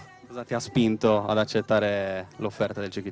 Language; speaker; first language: Italian; native; Italian